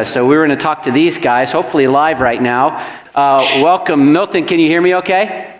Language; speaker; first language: English; native; English